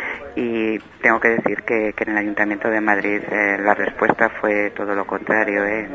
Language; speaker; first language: Spanish; native; Spanish